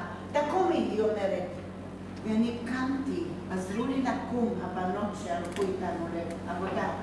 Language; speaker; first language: Hebrew; non-native, fluent; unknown